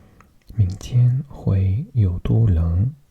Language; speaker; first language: Chinese; non-native, learner; English